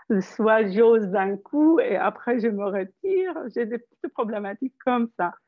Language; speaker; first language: French; non-native, local second language; Arabic